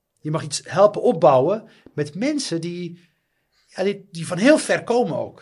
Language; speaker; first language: Dutch; early bilingual, other home language; Riffian